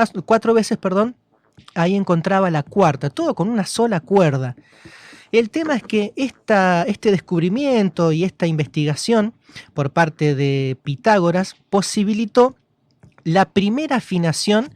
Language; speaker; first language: Spanish; native; Spanish